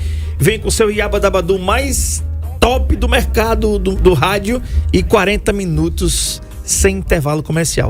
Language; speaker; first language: Portuguese; native; Portuguese